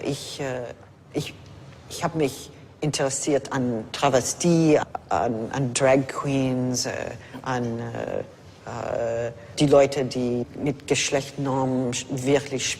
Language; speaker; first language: German; non-native, fluent; English